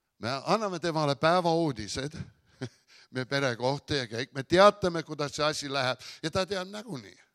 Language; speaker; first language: Estonian; early bilingual, heritage; Estonian